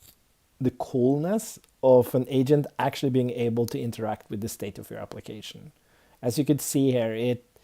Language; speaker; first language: English; non-native, fluent; Swedish